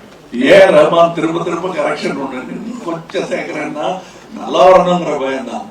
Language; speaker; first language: Tamil; native; Tamil